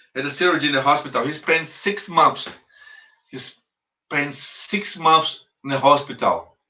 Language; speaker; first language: English; non-native, fluent; Portuguese